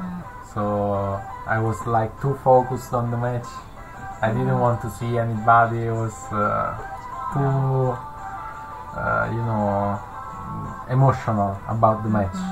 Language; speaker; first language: English; non-native, fluent; Italian